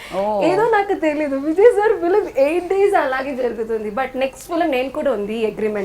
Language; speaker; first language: Telugu; non-native, learner; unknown